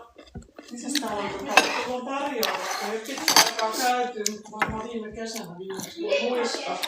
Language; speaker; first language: Finnish; native; Finnish